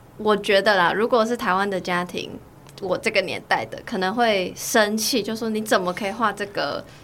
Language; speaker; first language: Chinese; native; Chinese